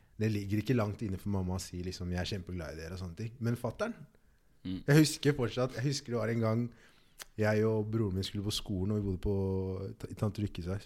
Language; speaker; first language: Norwegian; early bilingual, other home language; Igbo